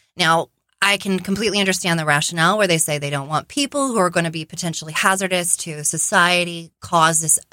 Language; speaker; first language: English; native; English